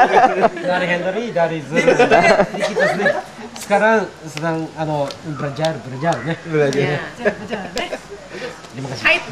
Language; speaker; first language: Indonesian; non-native, learner; Japanese